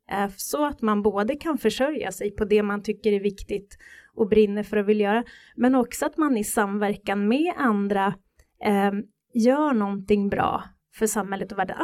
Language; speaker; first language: Swedish; native; Swedish